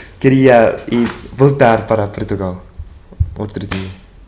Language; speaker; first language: Portuguese; non-native, learner; Korean